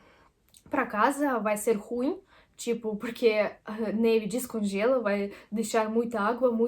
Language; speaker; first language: Portuguese; non-native, fluent; Russian